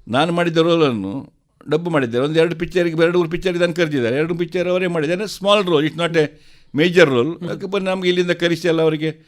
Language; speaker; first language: Kannada; non-native, local second language; Konkani